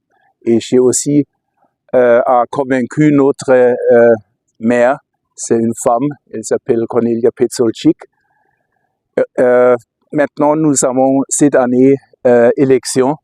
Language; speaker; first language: French; non-native, fluent; German